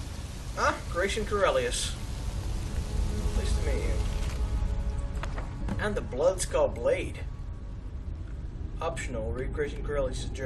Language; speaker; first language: English; native; English